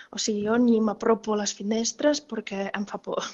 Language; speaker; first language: Catalan; non-native, fluent; Ukrainian